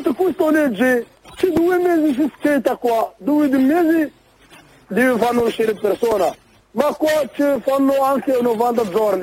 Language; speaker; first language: Italian; non-native, learner; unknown